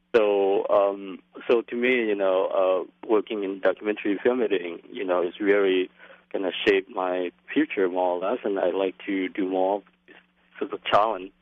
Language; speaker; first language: English; non-native, fluent; Lao